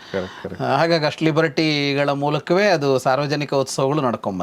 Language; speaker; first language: Kannada; native; Kannada